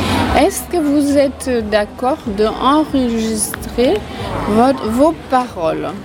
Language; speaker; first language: French; non-native, fluent; Spanish